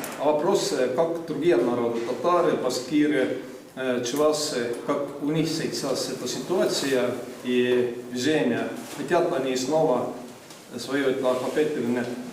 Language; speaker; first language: Russian; non-native, fluent; Estonian